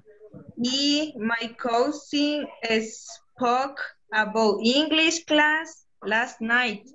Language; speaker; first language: English; non-native, learner; Spanish